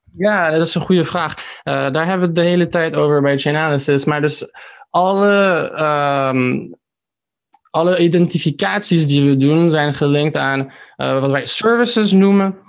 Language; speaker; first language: Dutch; early bilingual, heritage; Dutch